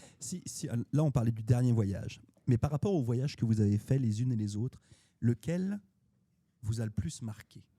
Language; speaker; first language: French; native; French